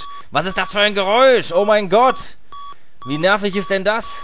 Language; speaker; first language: German; native; German